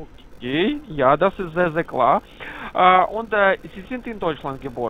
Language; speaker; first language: German; non-native, fluent; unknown